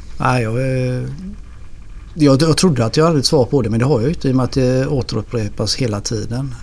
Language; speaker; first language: Swedish; native; Swedish